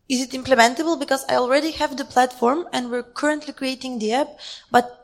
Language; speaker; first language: English; non-native, fluent; Macedonian